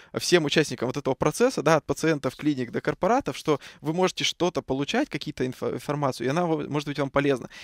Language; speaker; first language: Russian; native; Russian